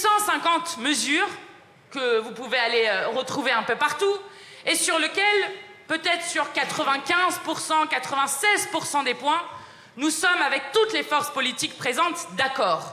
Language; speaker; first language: French; native; French